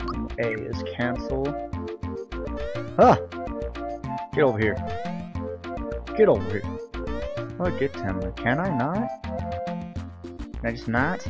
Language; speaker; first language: English; native; English